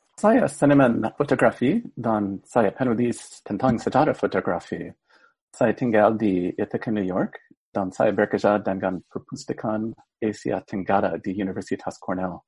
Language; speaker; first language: Indonesian; non-native, fluent; English